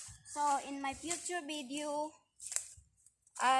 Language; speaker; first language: English; non-native, learner; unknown